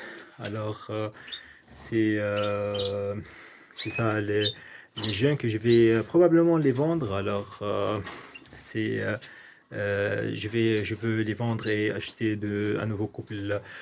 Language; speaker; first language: French; non-native, local second language; Arabic